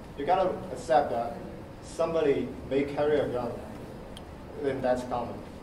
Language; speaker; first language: English; non-native, fluent; Chinese